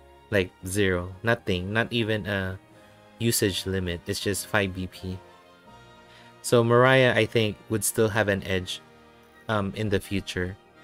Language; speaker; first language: English; non-native, local second language; Filipino